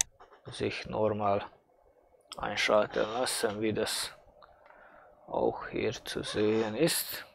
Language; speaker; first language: German; non-native, fluent; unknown